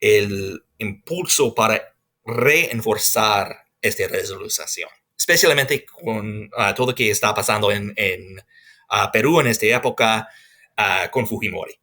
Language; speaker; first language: Spanish; non-native, fluent; English